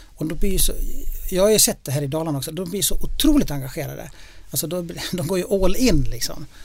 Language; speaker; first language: Swedish; native; Swedish